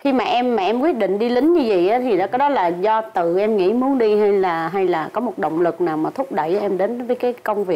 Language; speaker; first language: Vietnamese; native; Vietnamese